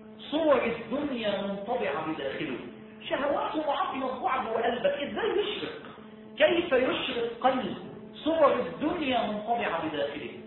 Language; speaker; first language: Arabic; native; Arabic